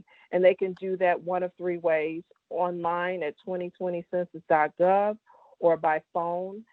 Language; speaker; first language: English; native; English